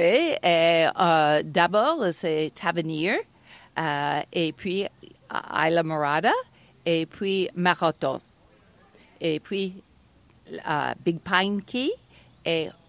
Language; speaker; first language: French; non-native, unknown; English